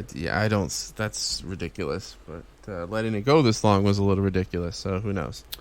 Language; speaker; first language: English; native; English